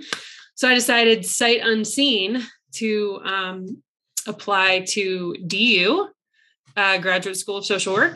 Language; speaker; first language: English; native; English